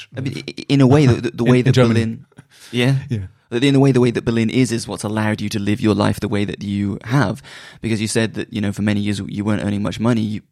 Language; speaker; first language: English; native; English